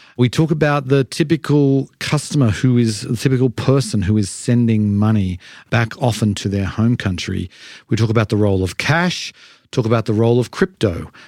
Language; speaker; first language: English; native; English